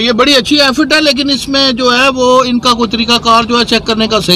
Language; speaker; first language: Urdu; native; Urdu